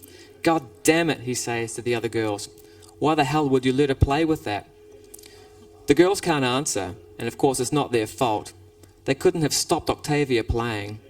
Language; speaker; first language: English; native; English